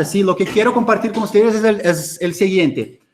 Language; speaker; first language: Spanish; non-native, fluent; Portuguese